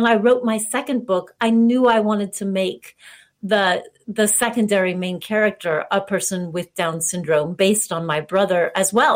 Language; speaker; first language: English; native; English